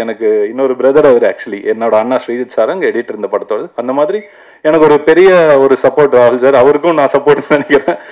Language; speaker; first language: Tamil; native; Tamil